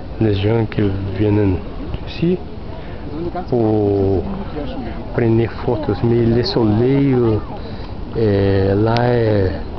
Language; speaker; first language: French; non-native, learner; Portuguese